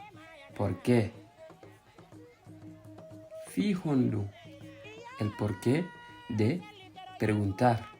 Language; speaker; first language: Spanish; non-native, fluent; Fula